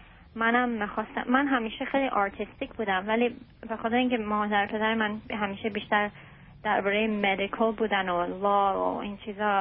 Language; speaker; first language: Persian; early bilingual, heritage; Persian